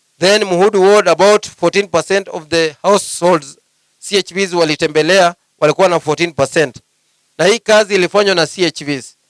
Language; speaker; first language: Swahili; non-native, local second language; Luyia